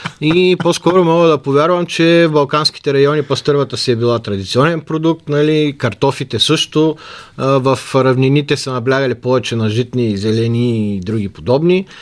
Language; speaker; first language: Bulgarian; native; Bulgarian